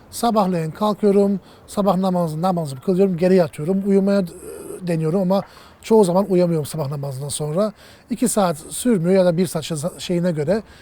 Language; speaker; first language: Turkish; early bilingual, heritage; Turkish